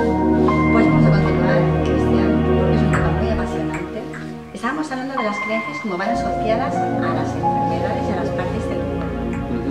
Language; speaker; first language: Spanish; native; Spanish